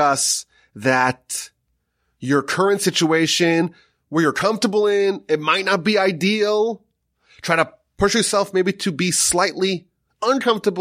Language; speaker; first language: English; native; English